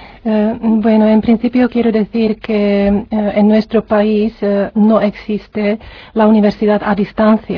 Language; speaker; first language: Spanish; non-native, fluent; Czech